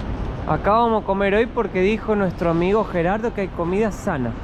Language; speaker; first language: Spanish; native; Spanish